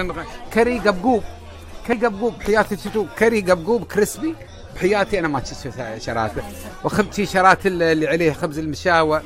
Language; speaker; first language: Arabic; native; Arabic